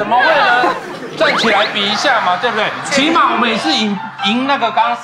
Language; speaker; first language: Chinese; native; Chinese